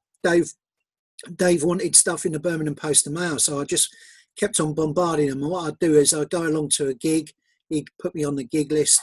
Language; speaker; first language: English; native; English